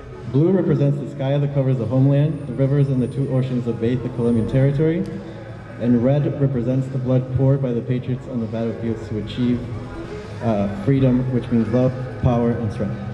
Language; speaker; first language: English; early bilingual, other home language; Spanish